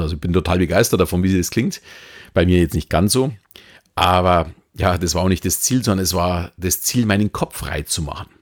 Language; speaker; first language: German; native; German